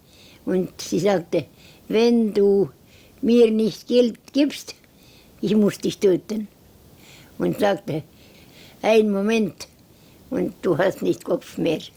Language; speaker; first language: German; non-native, learner; Estonian